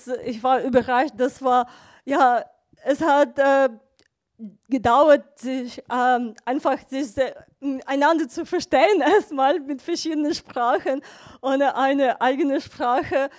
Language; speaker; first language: German; non-native, learner; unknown